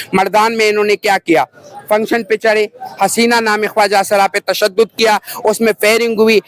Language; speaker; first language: Urdu; non-native, local second language; Pashto